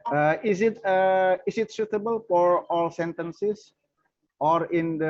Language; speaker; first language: English; non-native, fluent; Indonesian